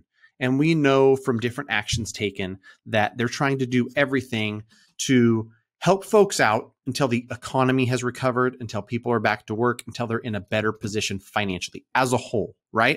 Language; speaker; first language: English; native; English